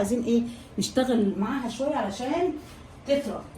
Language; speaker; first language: Arabic; native; Arabic